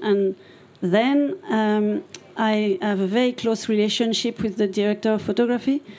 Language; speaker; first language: English; non-native, fluent; French